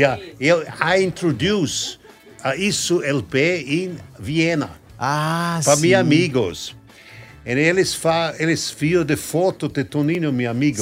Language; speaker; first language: Portuguese; non-native, learner; German